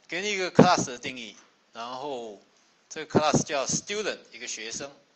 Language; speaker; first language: Chinese; native; Chinese